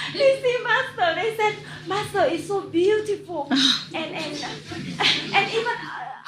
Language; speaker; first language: English; non-native, learner; Vietnamese